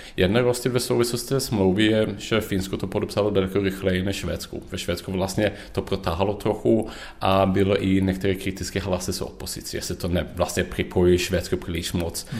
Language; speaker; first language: Czech; non-native, fluent; Swedish